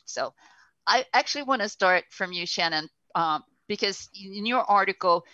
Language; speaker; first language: English; non-native, fluent; Portuguese